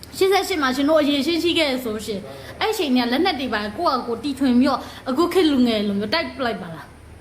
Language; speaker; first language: Burmese; native; Burmese